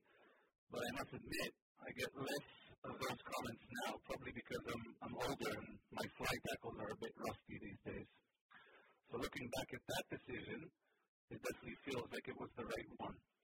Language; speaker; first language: English; non-native, fluent; Hebrew